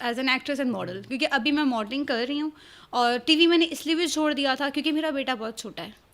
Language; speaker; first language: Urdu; early bilingual, heritage; Urdu